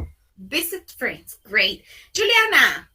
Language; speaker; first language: English; non-native, fluent; Spanish